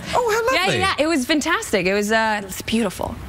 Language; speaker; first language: English; non-native, fluent; Spanish